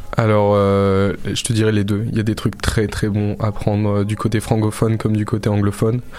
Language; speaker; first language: French; native; French